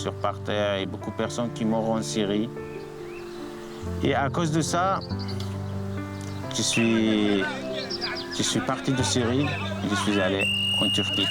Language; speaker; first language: French; non-native, learner; Arabic